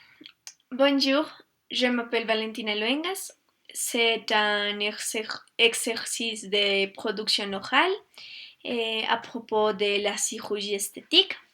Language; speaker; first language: French; non-native, learner; Spanish